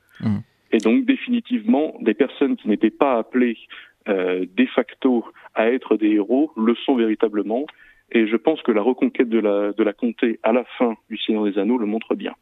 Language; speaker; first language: French; native; French